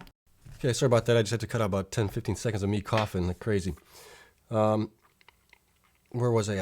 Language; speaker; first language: English; native; English